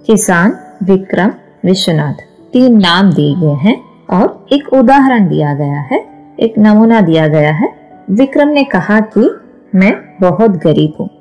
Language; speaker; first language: Hindi; non-native, local second language; Malayalam